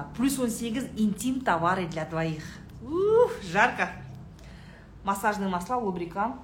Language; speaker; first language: Russian; non-native, local second language; Kazakh